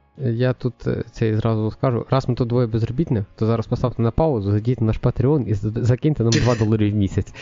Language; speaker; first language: Ukrainian; native; Ukrainian